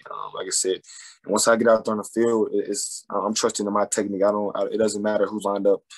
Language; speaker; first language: English; native; English